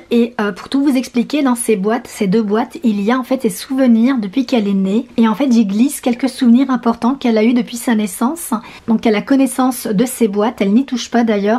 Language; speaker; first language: French; native; French